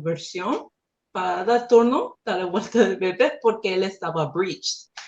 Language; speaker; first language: Spanish; non-native, learner; English